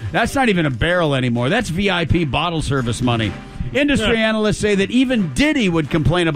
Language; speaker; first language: English; native; English